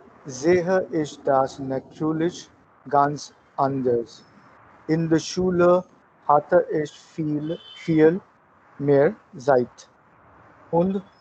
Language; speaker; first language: German; non-native, learner; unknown